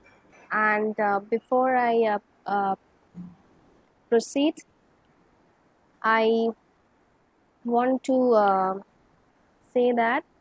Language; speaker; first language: English; non-native, local second language; Bangla